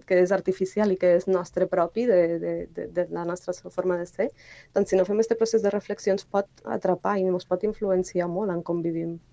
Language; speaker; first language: Catalan; native; Catalan